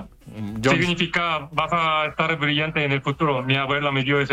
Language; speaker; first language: Spanish; non-native, learner; Korean